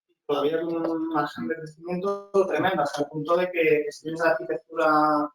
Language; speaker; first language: Spanish; native; Spanish